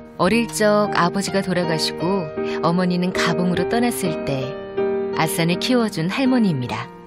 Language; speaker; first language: Korean; native; Korean